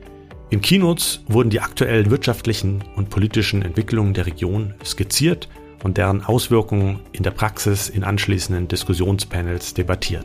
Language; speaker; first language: German; native; German